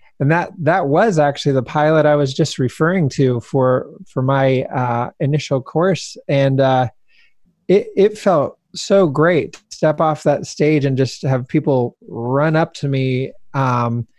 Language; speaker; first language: English; native; English